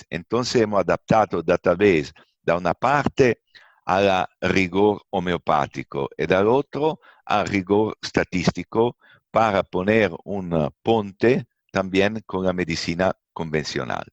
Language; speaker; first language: Spanish; non-native, fluent; Italian